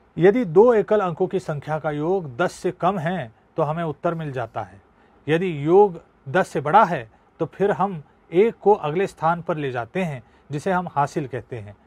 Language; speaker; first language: Hindi; non-native, local second language; Marathi